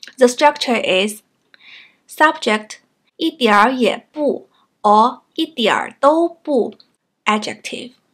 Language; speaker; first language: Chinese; native; Chinese